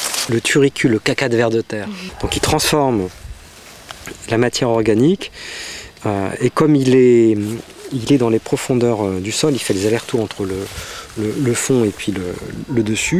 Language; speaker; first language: French; native; French